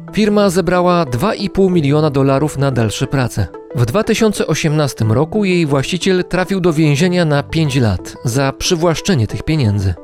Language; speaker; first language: Polish; native; Polish